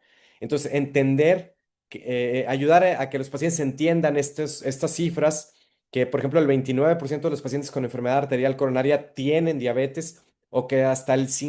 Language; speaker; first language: Spanish; native; Spanish